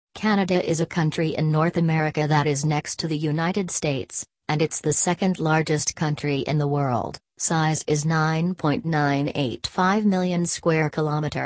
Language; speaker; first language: English; non-native, local second language; Urdu